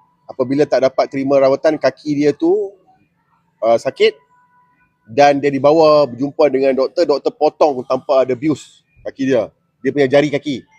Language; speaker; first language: Malay; native; Malay